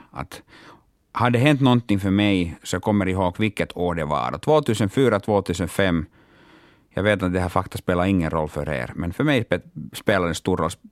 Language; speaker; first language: Swedish; non-native, local second language; Finnish